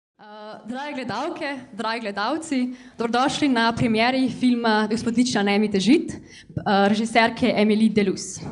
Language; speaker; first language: Slovenian; native; Slovenian